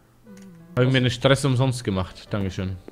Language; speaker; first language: German; native; German